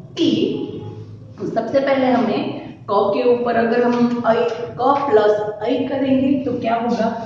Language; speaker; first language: Hindi; non-native, local second language; Gujarati